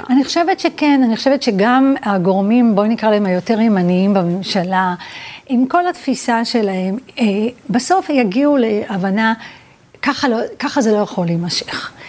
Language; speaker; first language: Hebrew; early bilingual, other home language; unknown